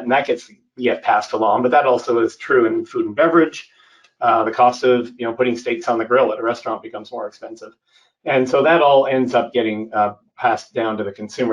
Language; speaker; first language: English; native; English